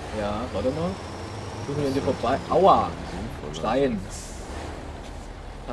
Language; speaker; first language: German; native; German